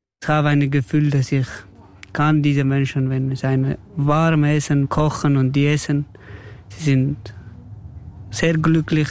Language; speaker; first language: German; non-native, learner; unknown